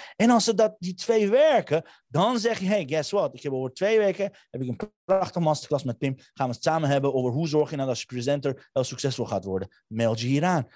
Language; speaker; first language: Dutch; early bilingual, other home language; Armenian